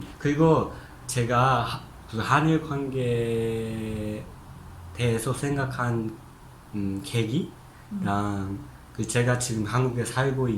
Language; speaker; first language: Korean; non-native, fluent; Japanese